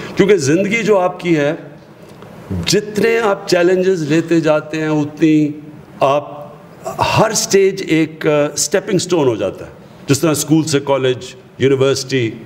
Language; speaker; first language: Urdu; native; Urdu